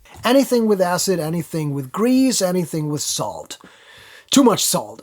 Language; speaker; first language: English; non-native, fluent; German